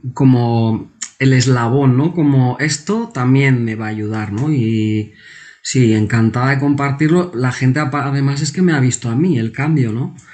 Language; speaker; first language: Spanish; non-native, local second language; Basque